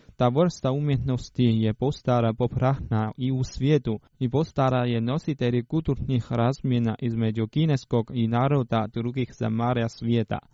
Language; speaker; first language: Croatian; non-native, fluent; Chinese